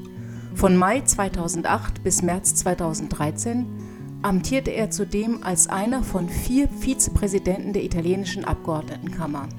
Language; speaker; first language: German; native; German